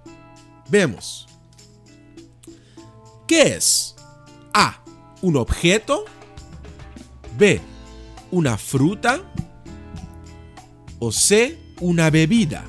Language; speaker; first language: Spanish; non-native, fluent; Dutch